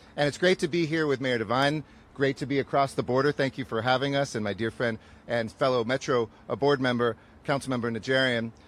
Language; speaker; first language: English; native; English